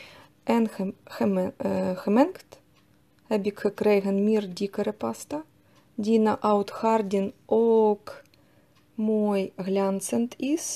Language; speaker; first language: Dutch; non-native, learner; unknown